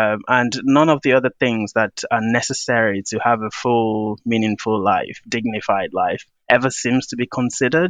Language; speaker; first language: English; non-native, local second language; Yoruba